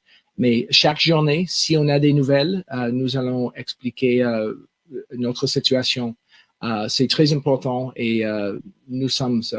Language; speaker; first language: French; non-native, local second language; English